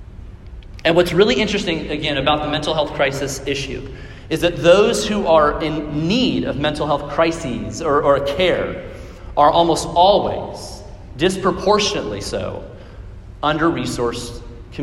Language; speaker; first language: English; native; English